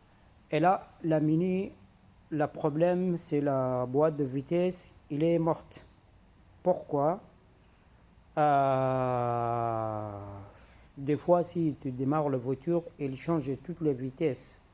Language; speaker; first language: French; non-native, fluent; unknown